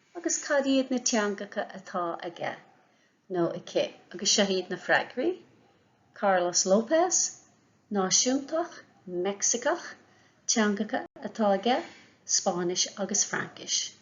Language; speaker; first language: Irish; non-native, local second language; English